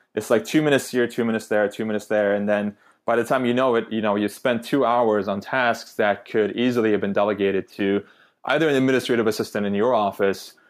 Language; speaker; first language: English; non-native, fluent; Turkish